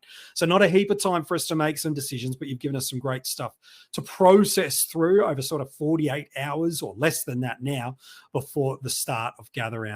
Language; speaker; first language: English; native; English